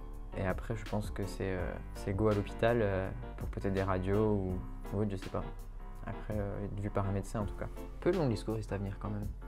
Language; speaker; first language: French; native; French